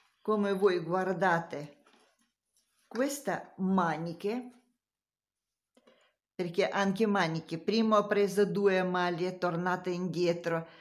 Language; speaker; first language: Italian; non-native, learner; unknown